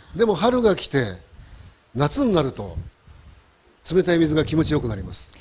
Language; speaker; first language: Japanese; native; Japanese